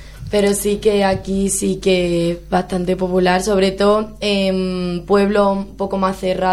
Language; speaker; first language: Spanish; native; Spanish